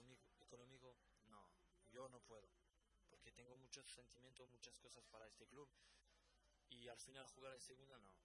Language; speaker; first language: Spanish; non-native, fluent; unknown